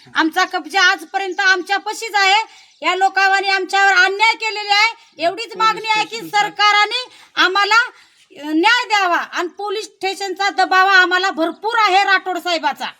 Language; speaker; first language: Marathi; non-native, local second language; Lambadi